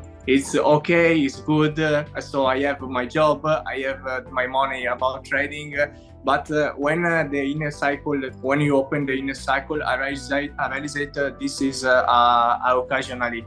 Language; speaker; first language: English; non-native, learner; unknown